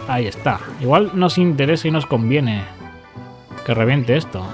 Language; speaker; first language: Spanish; native; Spanish